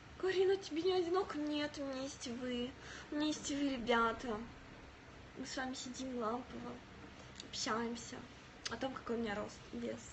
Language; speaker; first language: Russian; native; Russian